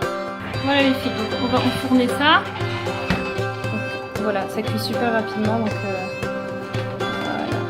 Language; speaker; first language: French; native; French